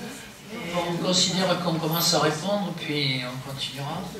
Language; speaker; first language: French; native; French